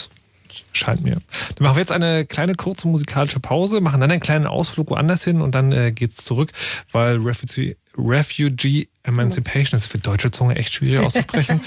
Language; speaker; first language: German; native; German